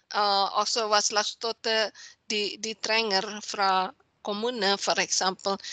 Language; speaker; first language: Norwegian; non-native, learner; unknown